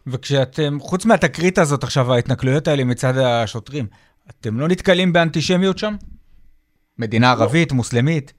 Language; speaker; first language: Hebrew; native; Hebrew